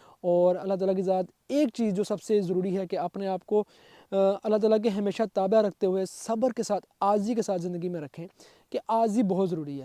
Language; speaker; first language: Urdu; non-native, local second language; Punjabi